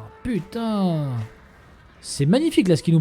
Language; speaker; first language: French; native; French